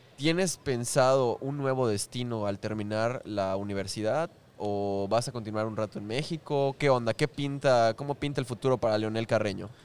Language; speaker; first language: Spanish; native; Spanish